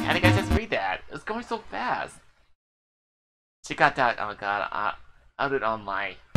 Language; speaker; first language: English; native; English